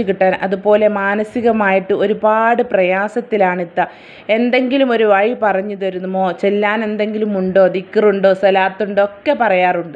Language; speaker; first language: Malayalam; native; Malayalam